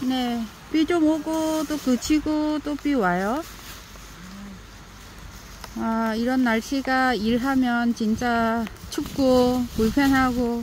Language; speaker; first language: Korean; non-native, learner; Vietnamese